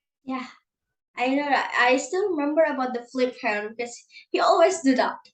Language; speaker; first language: English; non-native, learner; Indonesian